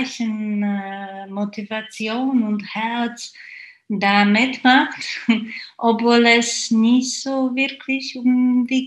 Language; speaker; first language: German; non-native, fluent; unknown